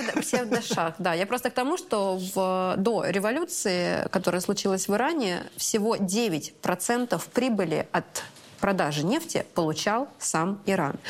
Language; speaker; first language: Russian; native; Russian